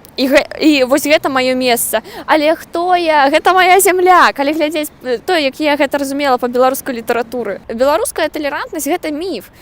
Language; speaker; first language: Belarusian; non-native, local second language; Russian